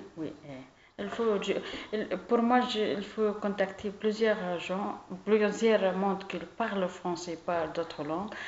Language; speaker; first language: French; non-native, learner; Arabic